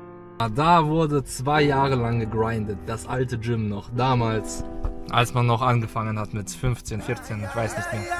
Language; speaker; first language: German; native; German